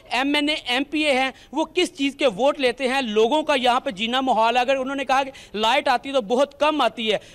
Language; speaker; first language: Urdu; non-native, local second language; Punjabi